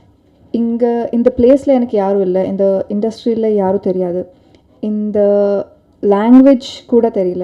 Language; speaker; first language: Tamil; non-native, learner; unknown